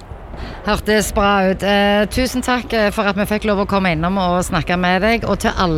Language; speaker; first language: Norwegian; native; Norwegian